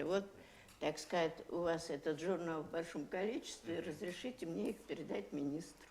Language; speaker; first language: Russian; native; Russian